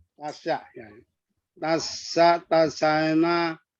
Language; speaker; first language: Arabic; non-native, learner; Indonesian